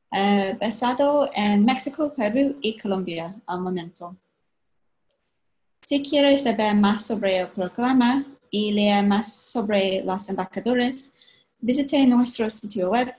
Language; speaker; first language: Spanish; non-native, fluent; English